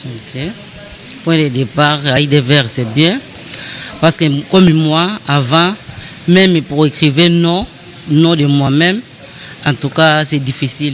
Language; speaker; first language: French; non-native, learner; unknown